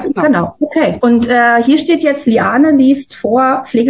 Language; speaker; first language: German; native; German